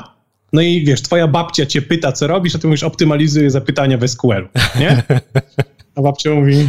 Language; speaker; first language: Polish; native; Polish